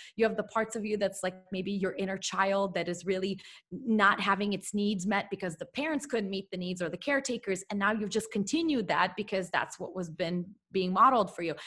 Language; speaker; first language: English; early bilingual, other home language; Russian